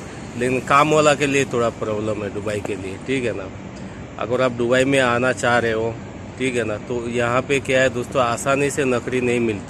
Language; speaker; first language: Hindi; non-native, local second language; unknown